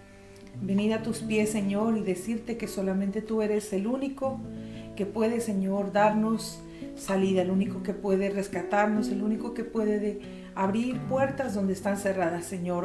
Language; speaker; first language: Spanish; native; Spanish